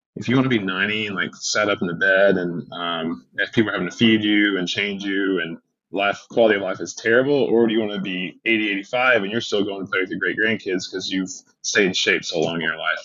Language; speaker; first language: English; native; English